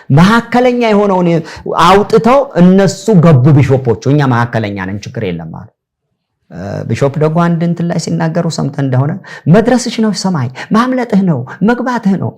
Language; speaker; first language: Amharic; non-native, local second language; Sebat Bet Gurage